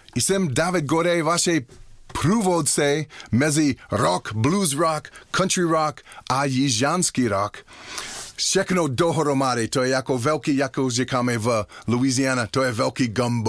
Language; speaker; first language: Czech; non-native, learner; English